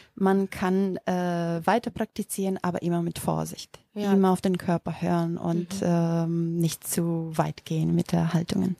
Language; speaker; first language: German; non-native, fluent; Macedonian